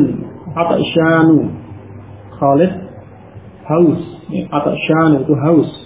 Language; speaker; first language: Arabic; non-native, fluent; Indonesian